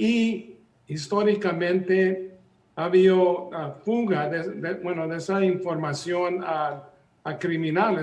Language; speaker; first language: Spanish; early bilingual, heritage; Spanish